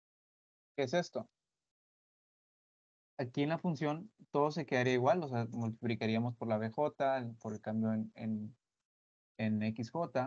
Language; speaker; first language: Spanish; native; Spanish